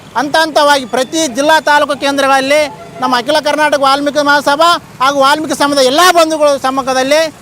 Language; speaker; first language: Kannada; native; Kannada